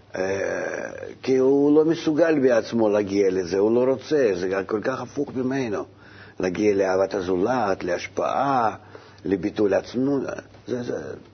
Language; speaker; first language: Hebrew; non-native, fluent; Russian